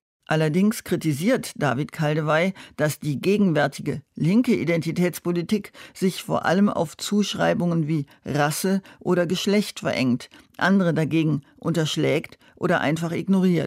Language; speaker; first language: German; native; German